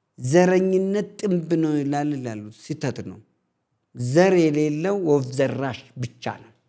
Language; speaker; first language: Amharic; non-native, local second language; Oromo